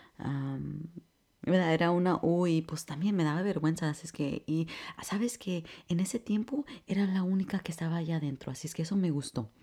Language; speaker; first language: Spanish; early bilingual, heritage; Spanish